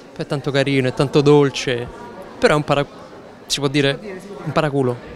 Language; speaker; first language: Italian; native; Italian